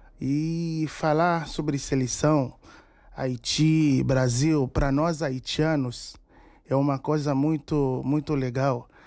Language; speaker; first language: Portuguese; non-native, fluent; Haitian Creole